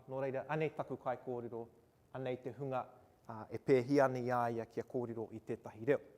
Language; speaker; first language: Māori; non-native, local second language; English